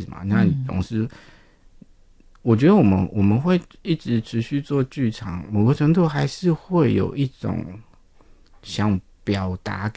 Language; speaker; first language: Chinese; non-native, local second language; Min Nan Chinese